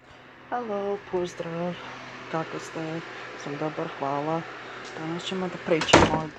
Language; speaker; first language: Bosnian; early bilingual, heritage; Bosnian